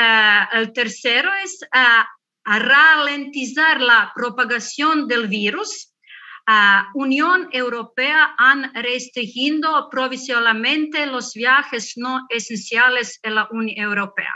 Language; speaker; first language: Spanish; non-native, learner; Croatian